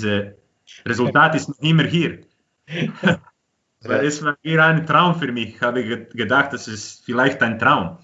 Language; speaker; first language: German; non-native, fluent; Croatian